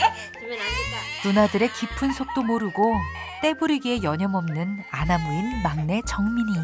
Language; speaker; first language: Korean; native; Korean